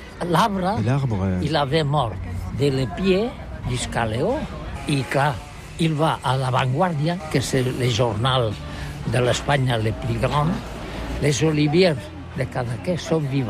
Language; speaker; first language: French; non-native, learner; Catalan